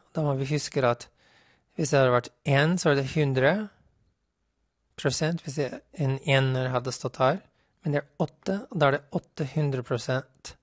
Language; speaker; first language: Norwegian; non-native, fluent; English